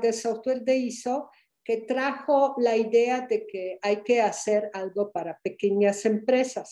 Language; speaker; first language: Spanish; non-native, fluent; Polish